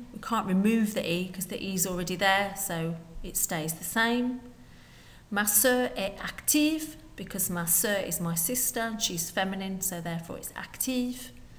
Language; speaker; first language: English; native; English